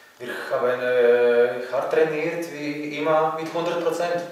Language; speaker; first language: German; non-native, learner; Latvian